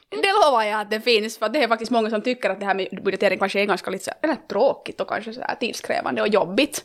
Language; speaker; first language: Swedish; native; Swedish